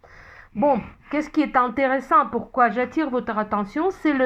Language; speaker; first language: French; non-native, fluent; Russian